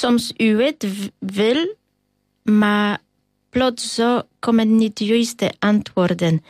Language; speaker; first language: Dutch; non-native, learner; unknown